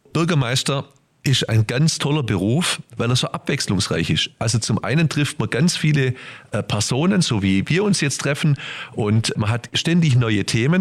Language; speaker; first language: German; native; German